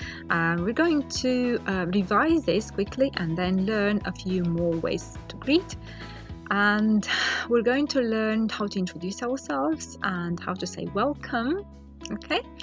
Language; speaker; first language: English; non-native, fluent; Romanian